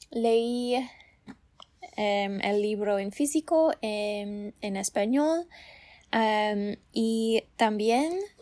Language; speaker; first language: Spanish; non-native, learner; English